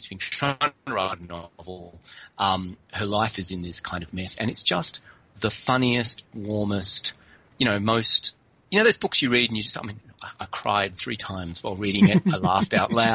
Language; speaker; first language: English; native; English